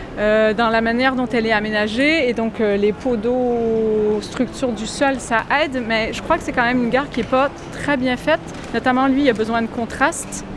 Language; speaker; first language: French; non-native, fluent; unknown